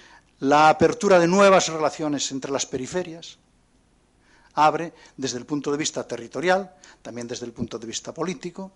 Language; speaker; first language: Spanish; native; Spanish